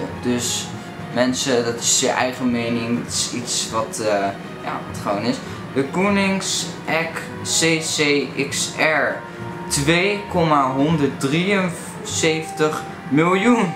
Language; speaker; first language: Dutch; native; Dutch